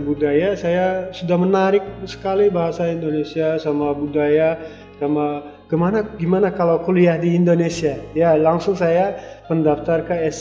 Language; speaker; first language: Indonesian; non-native, fluent; Turkmen